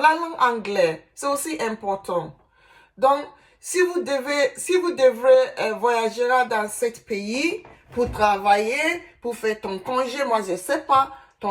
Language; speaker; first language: French; non-native, learner; Igbo